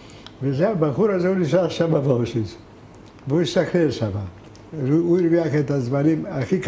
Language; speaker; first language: Hebrew; non-native, fluent; Hungarian